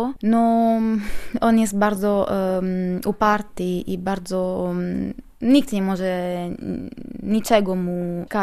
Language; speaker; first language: Polish; non-native, learner; Italian